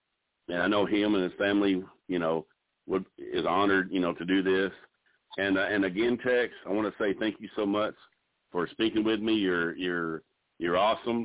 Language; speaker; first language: English; native; English